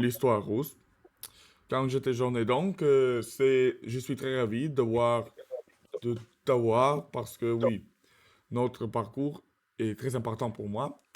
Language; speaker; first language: French; non-native, learner; Russian